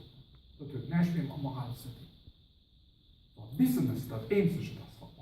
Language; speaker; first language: German; non-native, local second language; Luxembourgish